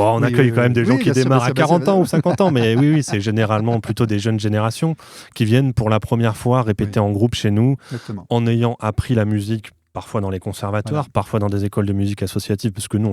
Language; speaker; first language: French; native; French